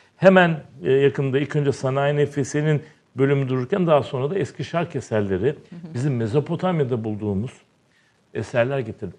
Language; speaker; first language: Turkish; native; Turkish